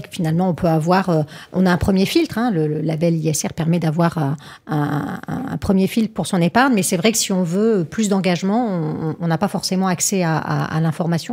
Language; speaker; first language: French; native; French